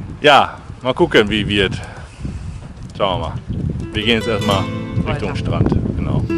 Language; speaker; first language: German; native; German